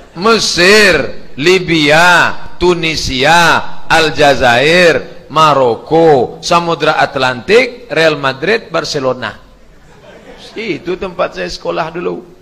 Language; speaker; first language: Indonesian; native; Indonesian